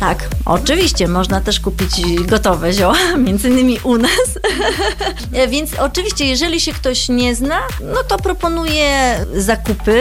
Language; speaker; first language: Polish; native; Polish